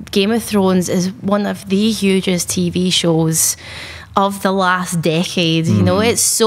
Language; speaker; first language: English; native; English